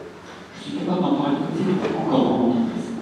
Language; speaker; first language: French; native; French